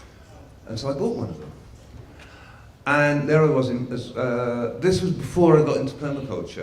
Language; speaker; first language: English; native; English